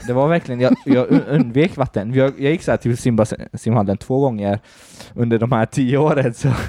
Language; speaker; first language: Swedish; early bilingual, other home language; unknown